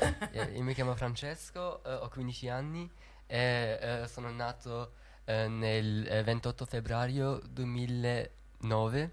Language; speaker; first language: Italian; early bilingual, heritage; Italian